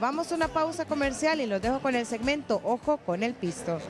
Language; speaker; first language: Spanish; native; Spanish